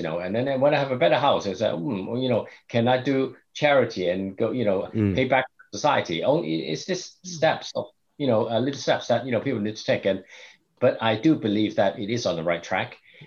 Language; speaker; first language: English; non-native, local second language; Cantonese